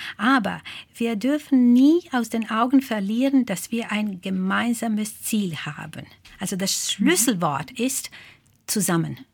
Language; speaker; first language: German; non-native, fluent; Croatian